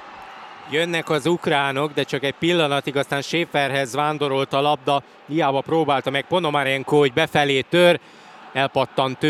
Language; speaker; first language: Hungarian; native; Hungarian